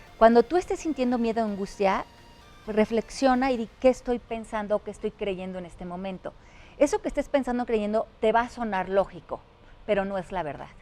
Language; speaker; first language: Spanish; native; Spanish